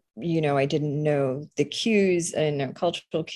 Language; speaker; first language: English; early bilingual, other home language; Bangla